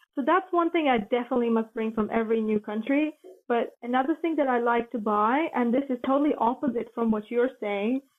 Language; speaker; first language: English; non-native, fluent; Latvian